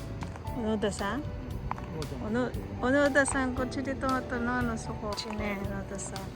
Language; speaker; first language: Japanese; non-native, fluent; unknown